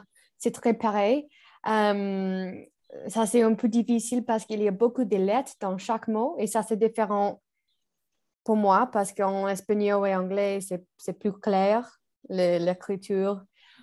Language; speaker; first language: French; non-native, learner; English